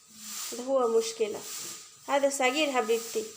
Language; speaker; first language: Arabic; non-native, learner; Bangla